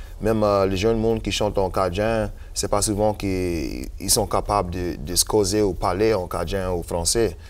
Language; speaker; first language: French; non-native, local second language; English